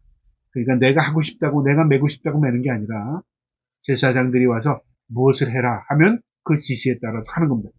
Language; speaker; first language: Korean; native; Korean